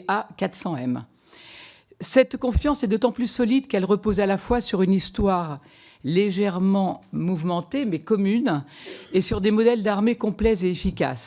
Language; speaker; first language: French; native; French